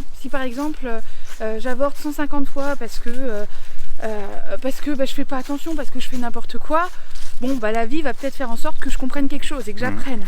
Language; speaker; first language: French; native; French